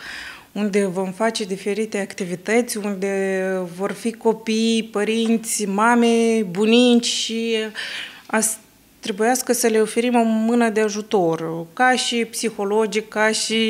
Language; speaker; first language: Romanian; early bilingual, heritage; Romanian